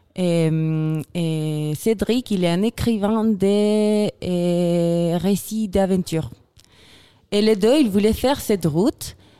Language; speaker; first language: French; non-native, fluent; Spanish